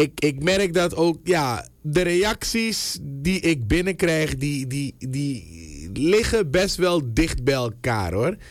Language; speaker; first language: Dutch; native; Dutch